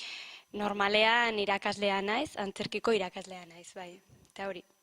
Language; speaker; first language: Basque; non-native, local second language; Spanish